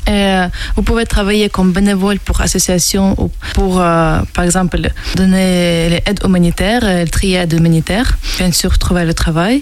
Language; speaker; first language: French; non-native, fluent; Ukrainian